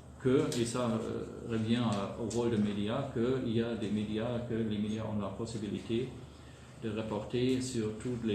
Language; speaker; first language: French; non-native, fluent; German